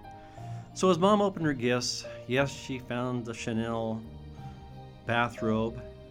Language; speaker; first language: English; native; English